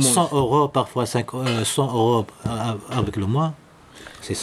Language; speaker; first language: French; non-native, learner; Arabic